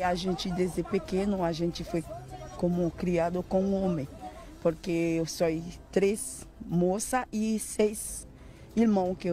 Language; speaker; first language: Portuguese; non-native, learner; Haitian Creole